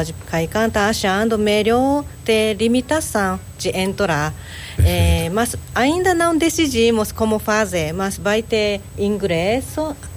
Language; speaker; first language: Portuguese; non-native, learner; Japanese